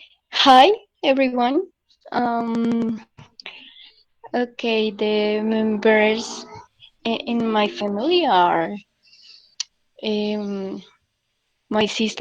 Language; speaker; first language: English; non-native, learner; Spanish